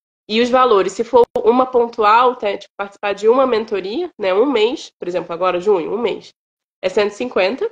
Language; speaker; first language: Portuguese; native; Portuguese